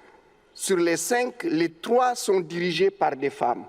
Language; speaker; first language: French; non-native, local second language; Wolof